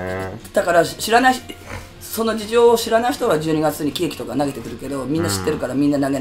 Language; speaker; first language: Japanese; native; Japanese